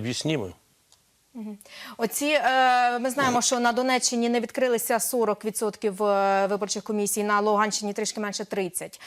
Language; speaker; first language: Ukrainian; native; Ukrainian